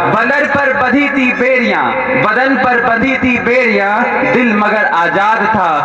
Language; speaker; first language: Hindi; native; Hindi